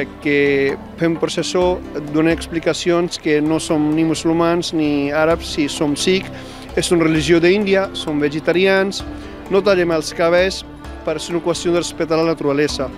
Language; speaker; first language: Catalan; non-native, fluent; Punjabi